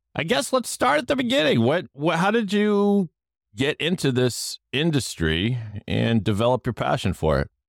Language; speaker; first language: English; native; English